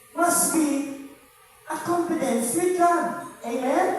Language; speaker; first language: English; non-native, local second language; Filipino